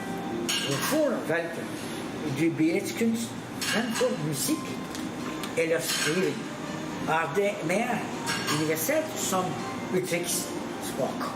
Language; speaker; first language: Swedish; non-native, learner; French